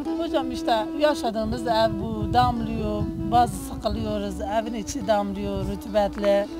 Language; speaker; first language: Turkish; non-native, local second language; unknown